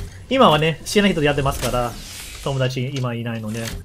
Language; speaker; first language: Japanese; non-native, fluent; English